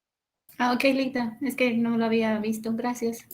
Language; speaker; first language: Spanish; native; Spanish